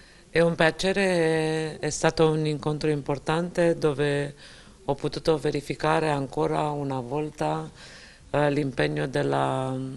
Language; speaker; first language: Italian; non-native, learner; Romanian